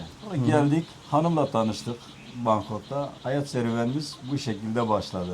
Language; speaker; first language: Turkish; native; Turkish